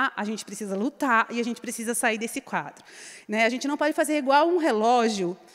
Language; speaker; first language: Portuguese; native; Portuguese